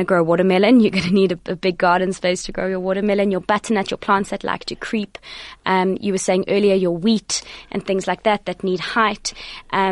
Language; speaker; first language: English; native; English